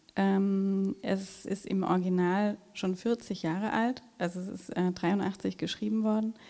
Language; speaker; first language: German; non-native, fluent; Portuguese